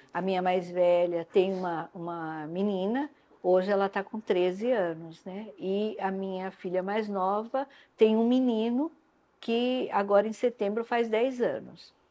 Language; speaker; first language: Portuguese; non-native, local second language; Japanese